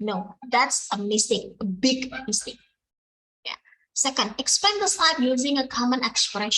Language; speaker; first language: English; non-native, fluent; Indonesian